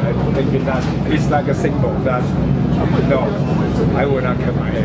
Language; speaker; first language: English; non-native, fluent; Chinese